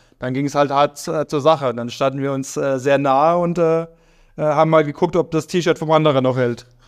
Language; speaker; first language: German; native; German